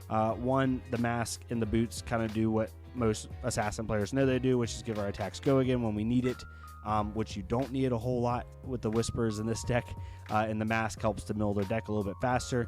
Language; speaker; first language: English; native; English